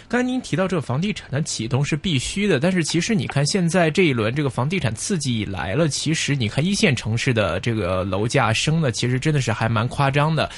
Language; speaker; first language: Chinese; non-native, local second language; Cantonese